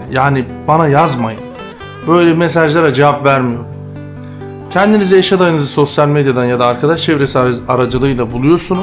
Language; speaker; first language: Turkish; native; Turkish